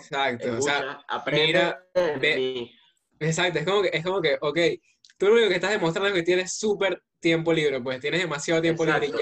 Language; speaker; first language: Spanish; native; Spanish